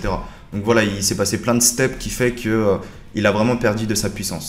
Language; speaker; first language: French; native; French